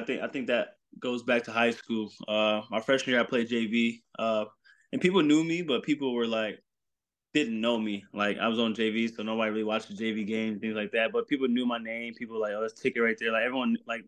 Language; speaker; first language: English; native; English